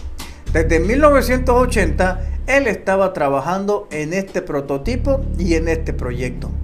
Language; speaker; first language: Spanish; native; Spanish